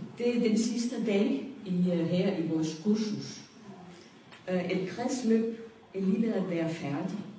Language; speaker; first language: Danish; non-native, fluent; Spanish